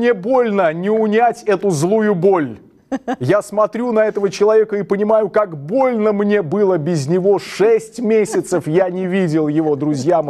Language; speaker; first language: Russian; native; Russian